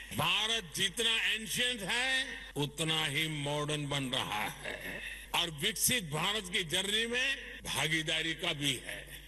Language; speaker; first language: Hindi; non-native, local second language; Gujarati